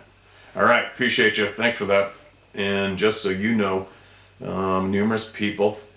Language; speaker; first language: English; native; English